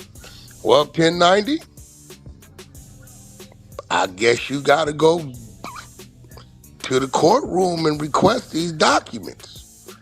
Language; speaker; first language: English; native; English